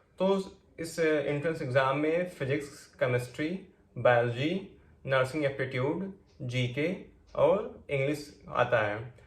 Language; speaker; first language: Hindi; native; Hindi